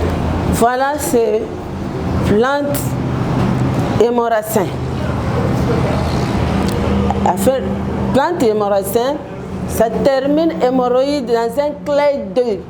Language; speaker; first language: French; non-native, local second language; Lingala